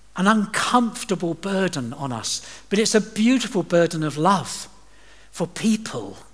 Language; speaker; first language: English; native; English